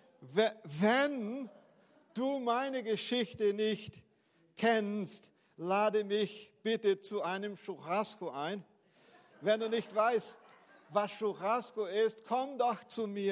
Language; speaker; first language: German; non-native, fluent; Portuguese